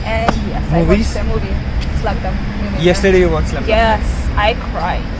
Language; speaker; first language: English; non-native, fluent; Ukrainian